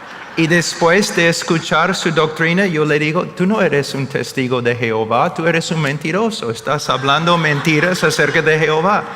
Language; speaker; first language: Spanish; non-native, fluent; English